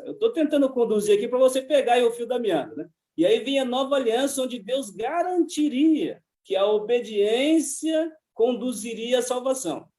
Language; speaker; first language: Portuguese; native; Portuguese